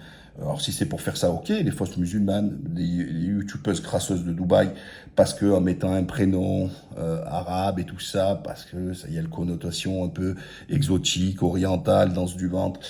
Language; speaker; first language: French; native; French